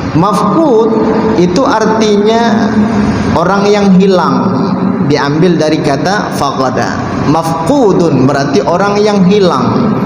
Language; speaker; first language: Malay; native; Malay